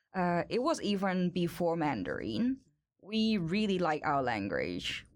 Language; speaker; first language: English; non-native, local second language; Cantonese